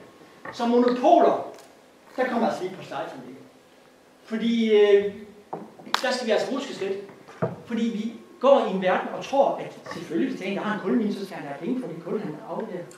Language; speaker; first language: Danish; native; Danish